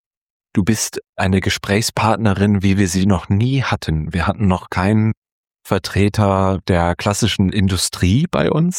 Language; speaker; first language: German; native; German